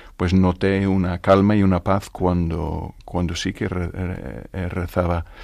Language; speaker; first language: Spanish; non-native, fluent; English